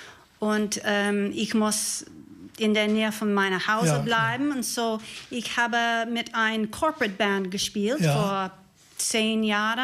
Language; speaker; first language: German; non-native, learner; English